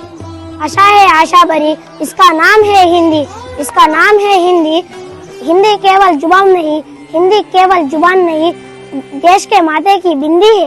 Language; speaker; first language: Hindi; non-native, local second language; Telugu